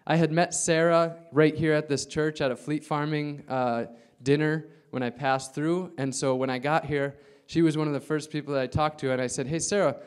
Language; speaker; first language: English; native; English